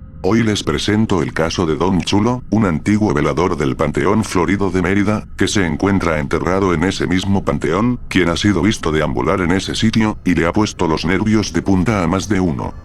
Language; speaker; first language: Spanish; native; Spanish